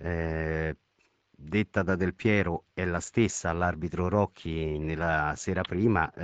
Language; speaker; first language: Italian; native; Italian